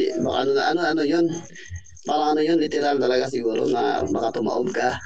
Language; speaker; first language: Filipino; non-native, local second language; Hiligaynon